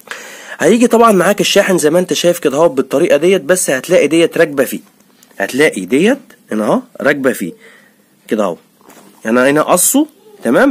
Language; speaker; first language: Arabic; native; Arabic